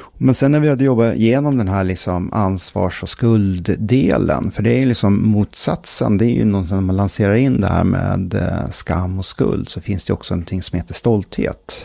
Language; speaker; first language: Swedish; native; Swedish